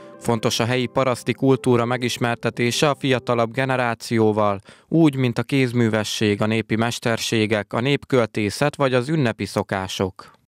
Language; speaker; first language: Hungarian; native; Hungarian